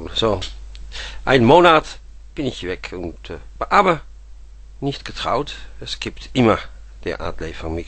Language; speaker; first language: German; non-native, fluent; Dutch